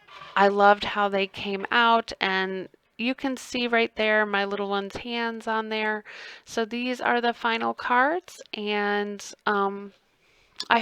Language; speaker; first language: English; native; English